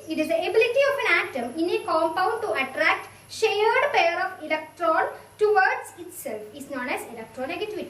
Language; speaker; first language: English; non-native, local second language; Malayalam